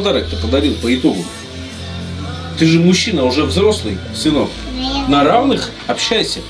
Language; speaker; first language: Russian; native; Russian